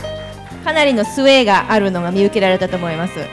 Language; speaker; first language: Japanese; native; Japanese